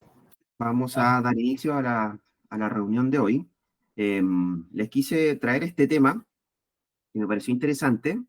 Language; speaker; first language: Spanish; native; Spanish